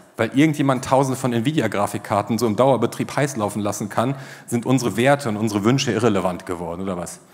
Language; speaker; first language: German; native; German